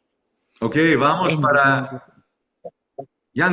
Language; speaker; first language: Spanish; non-native, learner; English